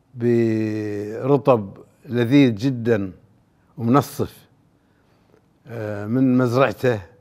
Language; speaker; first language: Arabic; native; Arabic